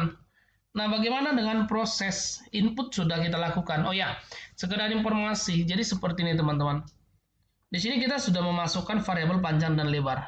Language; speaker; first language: Indonesian; native; Indonesian